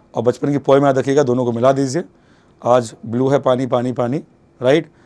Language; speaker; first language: Hindi; native; Hindi